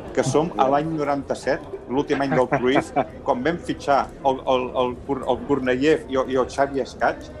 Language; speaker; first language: Catalan; native; Catalan